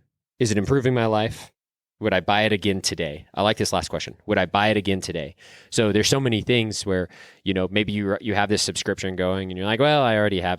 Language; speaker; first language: English; native; English